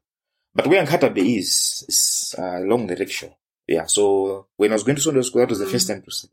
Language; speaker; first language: English; non-native, local second language; Tumbuka